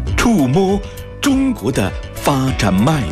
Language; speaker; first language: Chinese; native; Chinese